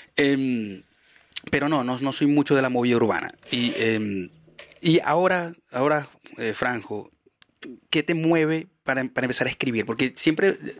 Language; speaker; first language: Spanish; native; Spanish